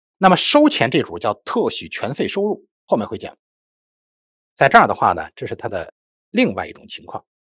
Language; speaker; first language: Chinese; native; Chinese